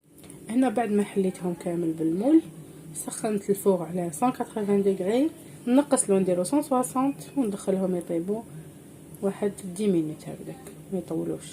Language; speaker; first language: Arabic; native; Arabic